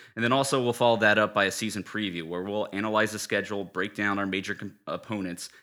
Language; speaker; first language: English; native; English